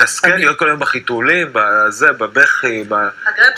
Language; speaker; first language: Hebrew; native; Hebrew